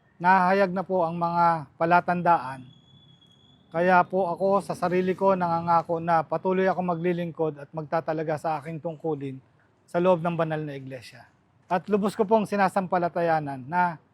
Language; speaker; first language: Filipino; native; Filipino